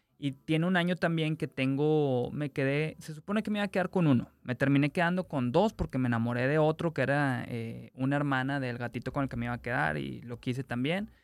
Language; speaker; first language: Spanish; native; Spanish